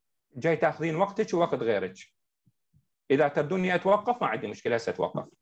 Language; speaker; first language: Arabic; native; Arabic